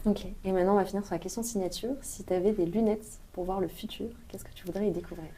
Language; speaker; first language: French; native; French